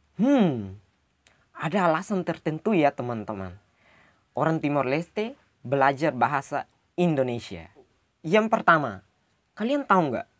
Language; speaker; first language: Indonesian; non-native, local second language; Tetum